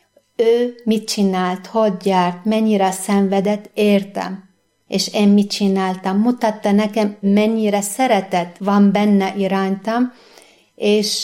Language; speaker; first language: Hungarian; non-native, fluent; Arabic